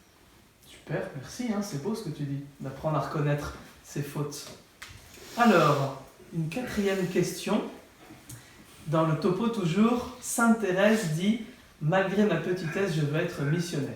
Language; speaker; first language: French; native; French